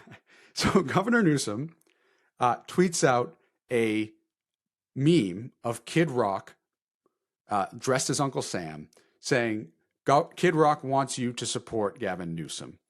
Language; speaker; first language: English; native; English